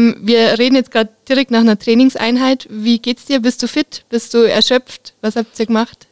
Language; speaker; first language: German; native; German